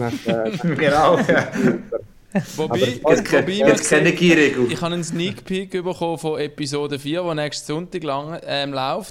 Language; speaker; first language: German; native; German